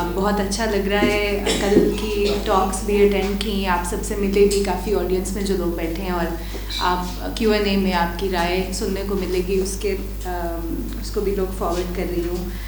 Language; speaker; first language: Urdu; non-native, local second language; Punjabi